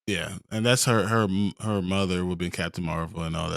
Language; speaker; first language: English; native; English